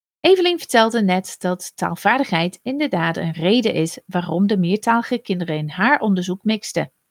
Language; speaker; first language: Dutch; non-native, fluent; English